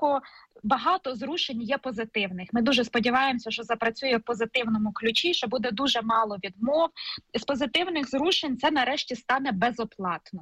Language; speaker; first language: Ukrainian; native; Ukrainian